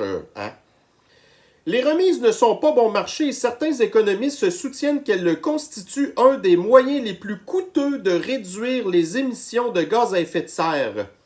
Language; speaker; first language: French; native; French